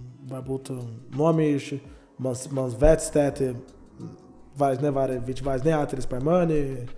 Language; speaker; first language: Latvian; non-native, learner; Portuguese